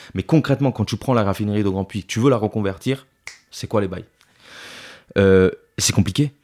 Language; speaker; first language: French; non-native, fluent; Italian